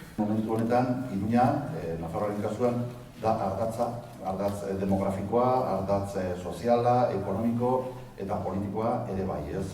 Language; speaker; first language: Basque; non-native, local second language; Spanish